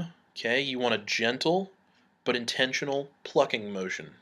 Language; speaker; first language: English; native; English